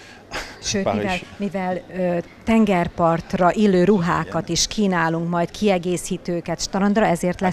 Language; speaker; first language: Hungarian; native; Hungarian